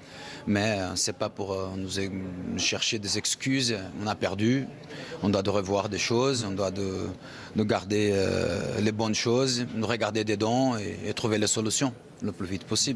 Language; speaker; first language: French; non-native, fluent; Portuguese